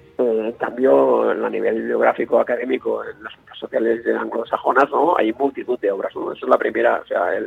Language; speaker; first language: Spanish; non-native, local second language; Catalan